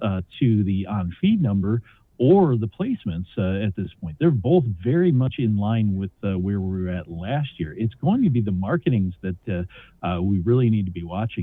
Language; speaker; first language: English; native; English